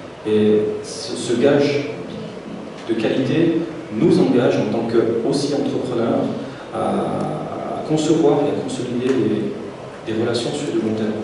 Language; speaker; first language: French; native; French